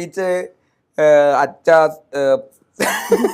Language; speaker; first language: Hindi; non-native, learner; Malayalam